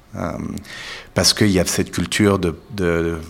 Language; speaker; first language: French; native; French